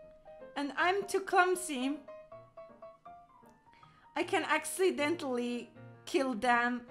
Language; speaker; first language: English; non-native, fluent; Italian